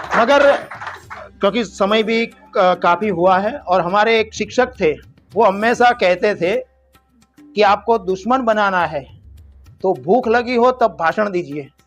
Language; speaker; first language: Hindi; non-native, local second language; Gujarati